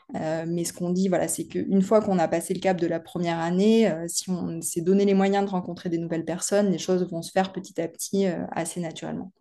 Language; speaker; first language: French; native; French